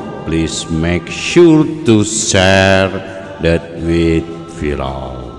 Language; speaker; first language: English; non-native, learner; Indonesian